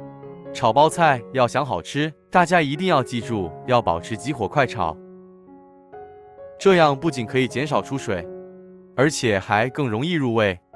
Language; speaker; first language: Chinese; native; Chinese